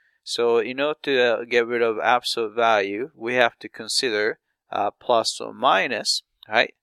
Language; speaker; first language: English; non-native, fluent; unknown